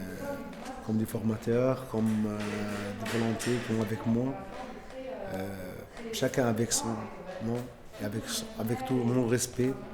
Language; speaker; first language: French; non-native, learner; Arabic